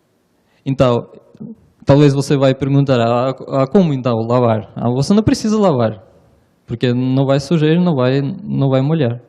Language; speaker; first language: Portuguese; non-native, learner; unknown